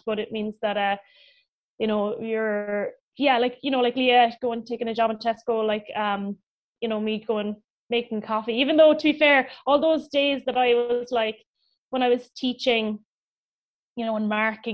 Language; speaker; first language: English; native; English